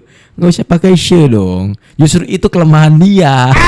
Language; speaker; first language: Indonesian; native; Indonesian